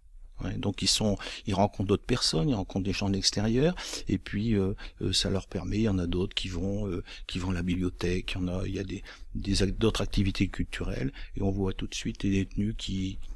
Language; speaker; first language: French; native; French